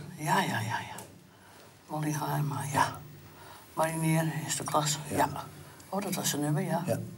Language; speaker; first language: Dutch; native; Dutch